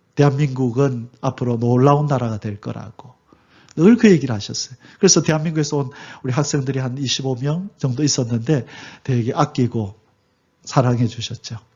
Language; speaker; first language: Korean; native; Korean